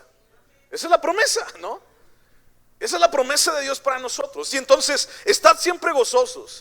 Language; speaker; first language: Spanish; native; Spanish